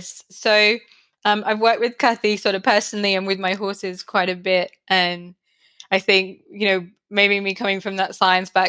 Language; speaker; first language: English; native; English